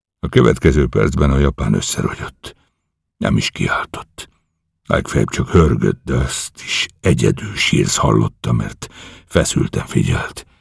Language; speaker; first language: Hungarian; native; Hungarian